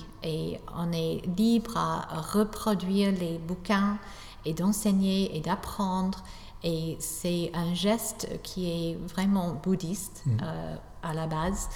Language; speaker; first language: French; non-native, fluent; English